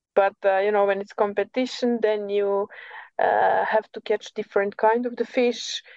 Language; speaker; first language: English; non-native, learner; Serbian